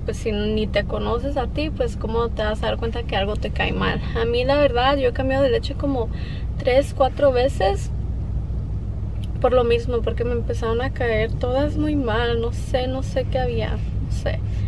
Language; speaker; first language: Spanish; early bilingual, heritage; Spanish